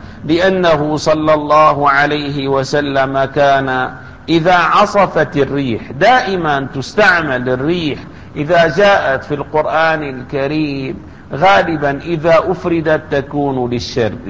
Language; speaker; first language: Arabic; native; Arabic